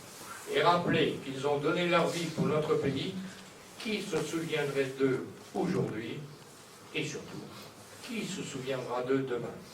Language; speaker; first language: French; native; French